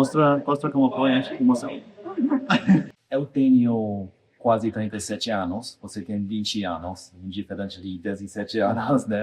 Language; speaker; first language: Portuguese; non-native, fluent; English